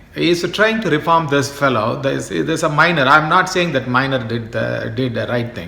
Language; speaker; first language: English; non-native, local second language; Tamil